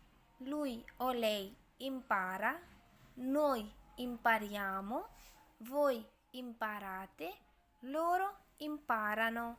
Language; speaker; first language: Italian; non-native, learner; Urdu